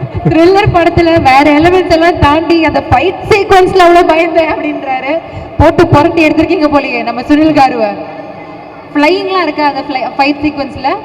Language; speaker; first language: Tamil; native; Tamil